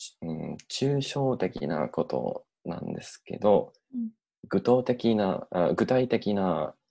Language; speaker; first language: Japanese; non-native, learner; English